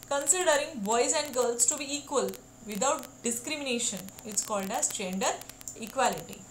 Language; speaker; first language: English; non-native, local second language; Marathi